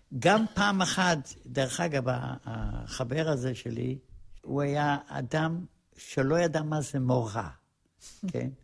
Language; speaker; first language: Hebrew; non-native, fluent; Polish